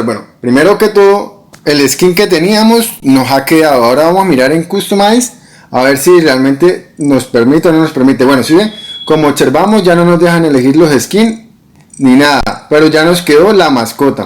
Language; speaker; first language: Spanish; native; Spanish